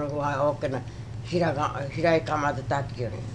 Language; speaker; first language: Japanese; native; Japanese